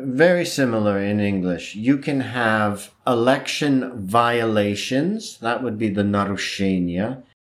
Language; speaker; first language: English; native; English